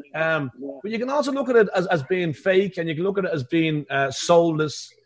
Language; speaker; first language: English; native; English